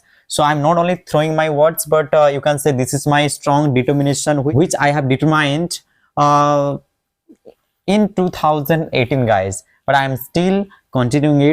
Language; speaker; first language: English; non-native, local second language; Odia